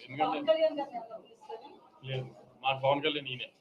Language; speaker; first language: Telugu; native; Telugu